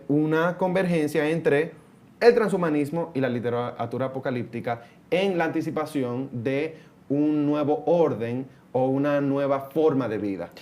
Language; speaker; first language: Spanish; native; Spanish